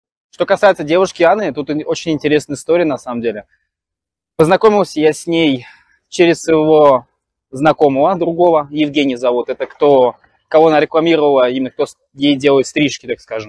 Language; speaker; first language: Russian; native; Russian